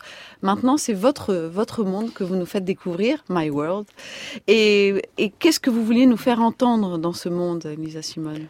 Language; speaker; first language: French; native; French